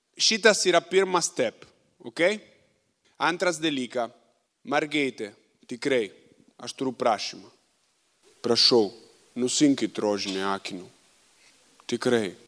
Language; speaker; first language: Lithuanian; non-native, fluent; Italian